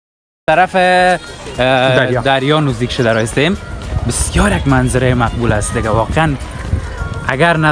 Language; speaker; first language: Persian; native; Persian